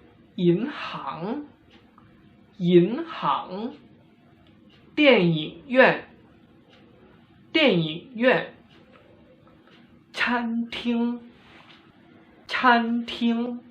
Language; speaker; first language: Chinese; non-native, fluent; Indonesian